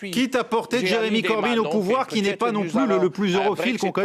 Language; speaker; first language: French; native; French